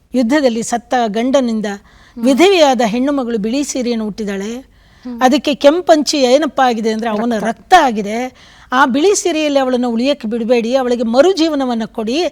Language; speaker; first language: Kannada; native; Kannada